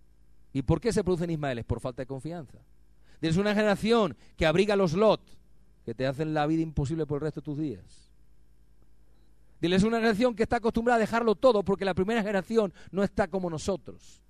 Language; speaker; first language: Spanish; native; Spanish